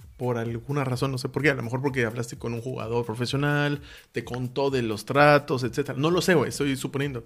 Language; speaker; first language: Spanish; native; Spanish